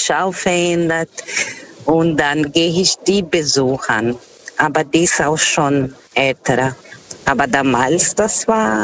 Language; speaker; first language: German; non-native, fluent; Portuguese